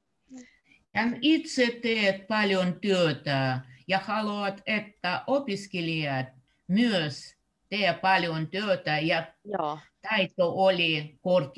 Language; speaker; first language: Finnish; non-native, learner; Russian